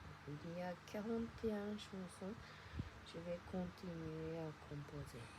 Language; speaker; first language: French; non-native, fluent; Japanese